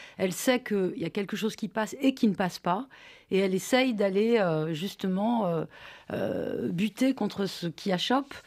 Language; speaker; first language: French; native; French